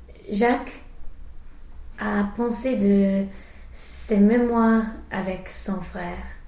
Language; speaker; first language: French; non-native, fluent; English